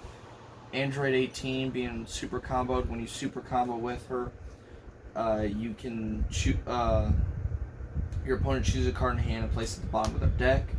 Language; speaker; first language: English; native; English